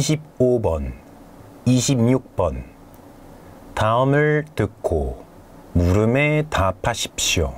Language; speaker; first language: Korean; non-native, fluent; French